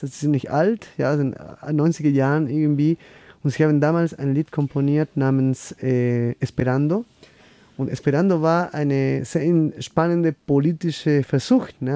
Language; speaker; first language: German; non-native, fluent; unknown